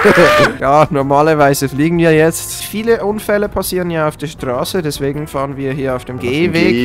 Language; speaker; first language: German; native; German